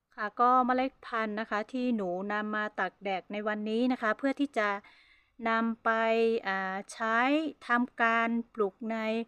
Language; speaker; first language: Thai; non-native, local second language; Hmong